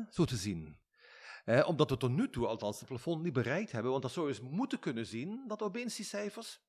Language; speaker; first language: Dutch; native; Dutch